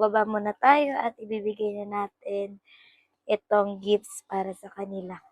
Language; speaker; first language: Filipino; native; Filipino